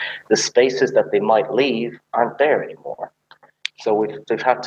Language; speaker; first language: English; native; English